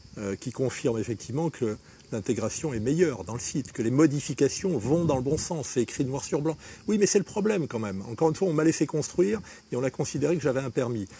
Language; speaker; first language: French; native; French